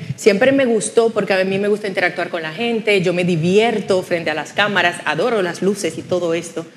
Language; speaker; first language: Spanish; non-native, fluent; Haitian Creole